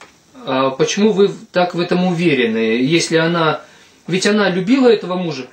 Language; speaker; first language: Russian; native; Russian